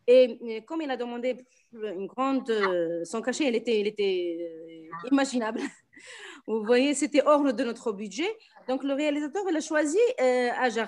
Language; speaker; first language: French; non-native, local second language; Arabic